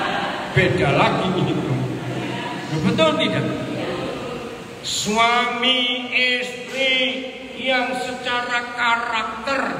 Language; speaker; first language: Indonesian; native; Indonesian